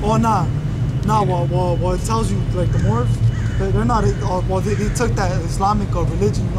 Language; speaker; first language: English; native; English